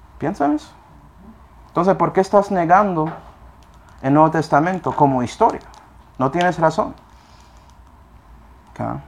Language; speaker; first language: Spanish; non-native, fluent; English